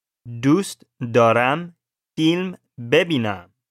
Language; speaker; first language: Persian; non-native, learner; English